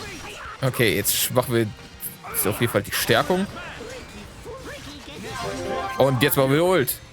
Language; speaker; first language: German; native; German